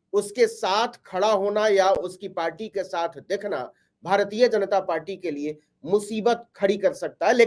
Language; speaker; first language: Hindi; native; Hindi